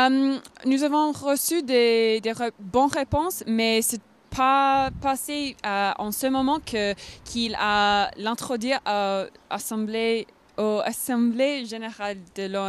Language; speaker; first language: French; non-native, fluent; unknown